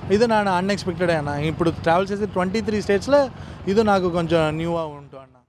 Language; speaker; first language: Telugu; non-native, learner; Tamil